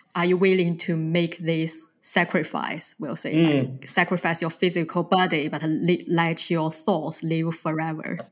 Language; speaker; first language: English; non-native, fluent; Chinese